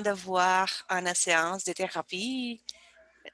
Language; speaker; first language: French; non-native, learner; Portuguese